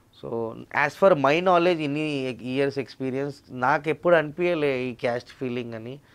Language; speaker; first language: Telugu; non-native, local second language; Urdu